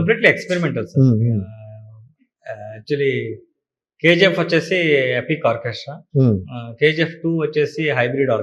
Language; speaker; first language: Telugu; non-native, learner; Kannada